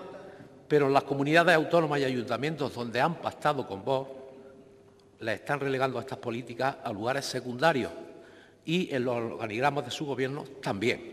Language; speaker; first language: Spanish; native; Spanish